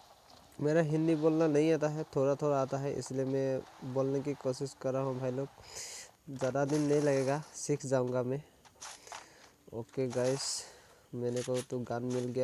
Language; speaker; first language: Hindi; non-native, local second language; Assamese